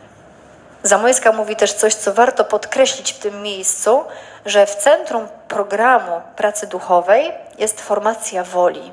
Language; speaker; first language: Polish; native; Polish